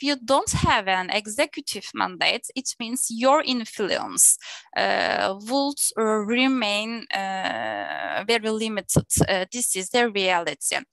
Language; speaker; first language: English; non-native, fluent; Turkish